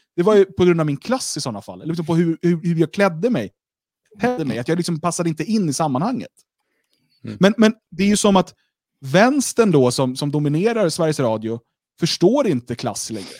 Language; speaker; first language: Swedish; native; Swedish